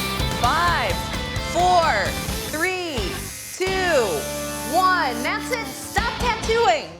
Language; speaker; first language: English; native; English